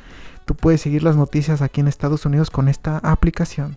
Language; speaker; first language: Spanish; native; Spanish